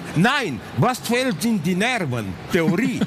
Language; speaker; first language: German; non-native, learner; Slovenian